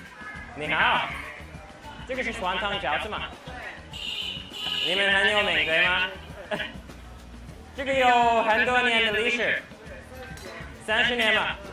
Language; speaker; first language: Chinese; non-native, fluent; English